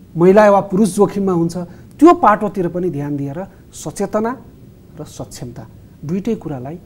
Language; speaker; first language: Nepali; native; Nepali